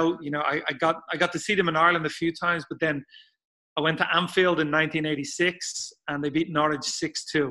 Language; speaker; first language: English; native; English